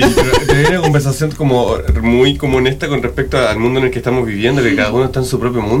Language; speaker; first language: Spanish; native; Spanish